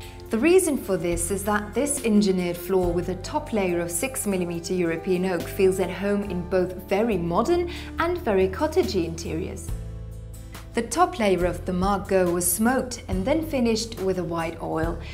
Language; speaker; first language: English; non-native, fluent; Dutch